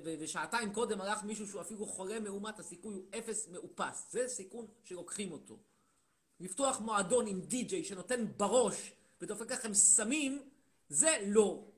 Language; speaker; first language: Hebrew; native; Hebrew